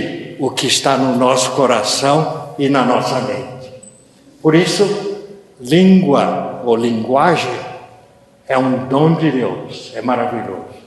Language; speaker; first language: Portuguese; early bilingual, other home language; Japanese